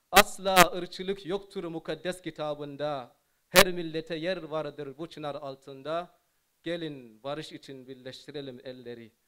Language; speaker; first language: Turkish; non-native, fluent; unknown